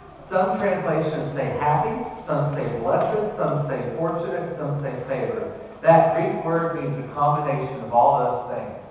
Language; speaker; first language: English; native; English